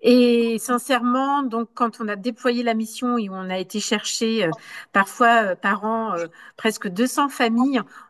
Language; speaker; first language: French; native; French